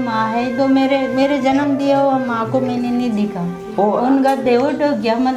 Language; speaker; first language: Hindi; early bilingual, other home language; Nepali